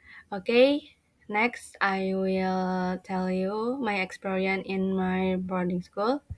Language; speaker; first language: English; non-native, learner; Indonesian